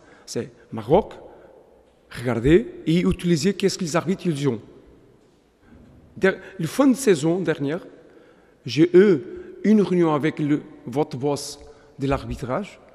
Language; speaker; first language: French; non-native, fluent; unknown